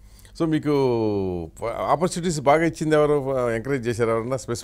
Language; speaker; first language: Telugu; native; Telugu